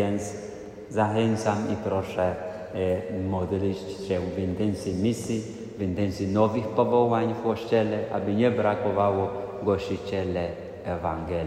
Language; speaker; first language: Polish; non-native, fluent; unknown